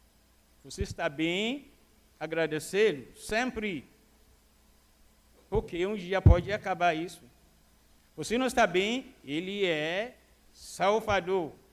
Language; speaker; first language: Portuguese; non-native, fluent; Arabic